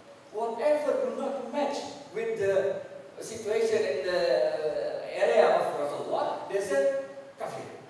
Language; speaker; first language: English; non-native, fluent; Indonesian